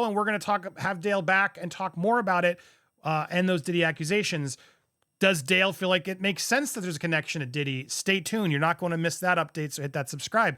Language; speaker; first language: English; native; English